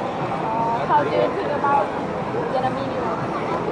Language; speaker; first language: English; non-native, learner; Vietnamese